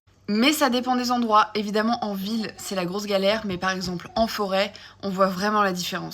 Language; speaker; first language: French; native; French